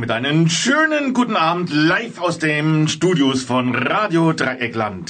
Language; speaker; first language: German; native; German